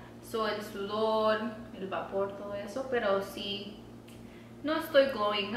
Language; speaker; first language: Spanish; early bilingual, heritage; Spanish